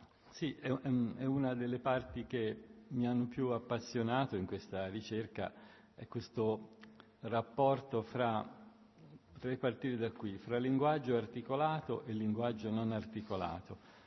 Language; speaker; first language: Italian; native; Italian